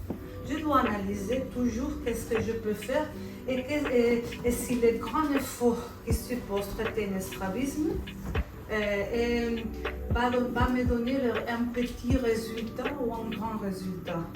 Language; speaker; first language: French; non-native, fluent; Spanish